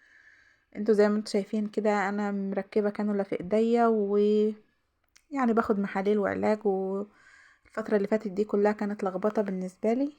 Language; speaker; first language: Arabic; native; Arabic